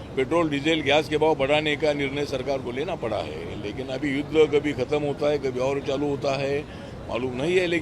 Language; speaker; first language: Hindi; non-native, local second language; Marathi